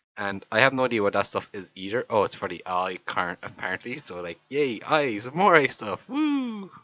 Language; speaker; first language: English; native; English